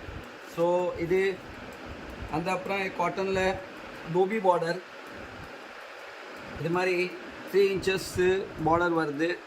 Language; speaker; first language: Tamil; non-native, fluent; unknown